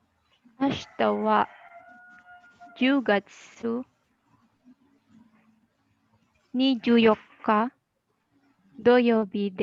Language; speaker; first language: Japanese; non-native, learner; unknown